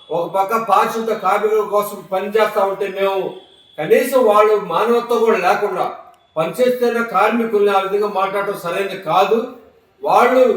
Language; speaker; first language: Telugu; native; Telugu